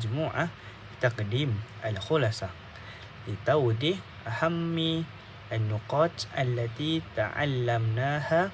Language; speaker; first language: Arabic; non-native, local second language; Malay